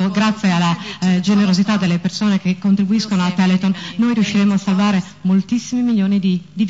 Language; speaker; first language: Italian; native; Italian